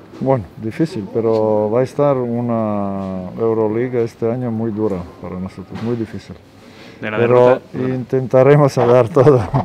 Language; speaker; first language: Spanish; non-native, fluent; Serbian